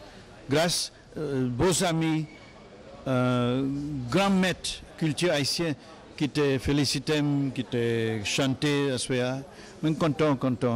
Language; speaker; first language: Haitian Creole; non-native, learner; English